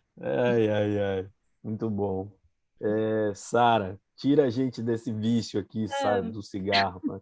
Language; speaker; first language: Portuguese; native; Portuguese